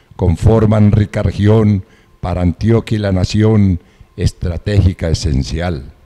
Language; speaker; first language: Spanish; native; Spanish